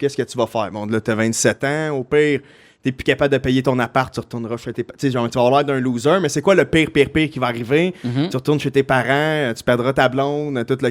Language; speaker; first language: French; native; French